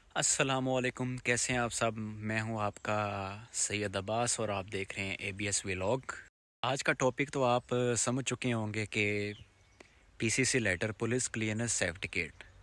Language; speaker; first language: Urdu; native; Urdu